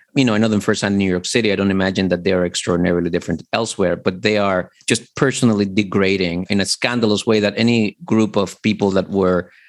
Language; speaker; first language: English; early bilingual, other home language; Spanish